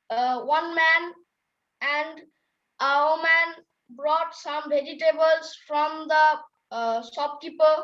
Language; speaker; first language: English; non-native, learner; Bangla